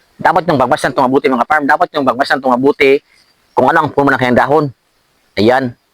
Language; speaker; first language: Filipino; non-native, local second language; Cebuano